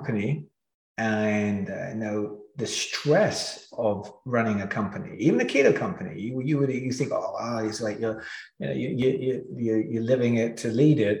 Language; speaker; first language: English; native; English